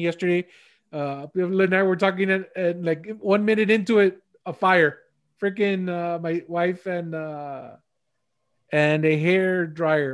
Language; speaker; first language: English; early bilingual, other home language; Spanish